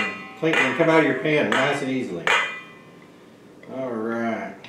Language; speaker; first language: English; native; English